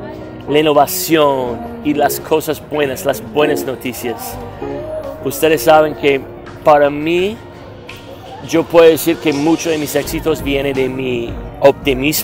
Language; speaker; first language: Spanish; non-native, fluent; English